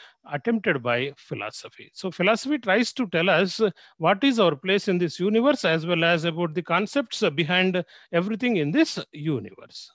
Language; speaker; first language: English; non-native, local second language; Telugu